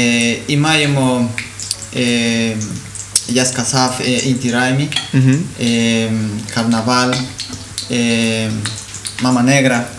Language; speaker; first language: Ukrainian; non-native, learner; Spanish